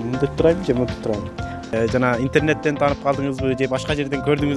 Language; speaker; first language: Kyrgyz; early bilingual, heritage; Kyrgyz